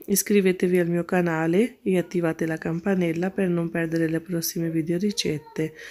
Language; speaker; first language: Italian; non-native, fluent; Urdu